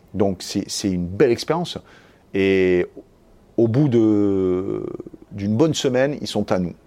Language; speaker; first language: French; native; French